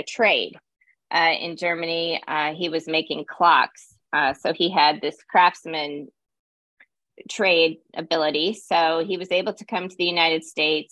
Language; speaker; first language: English; native; English